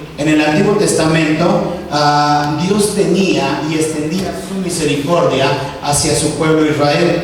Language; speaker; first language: Spanish; native; Spanish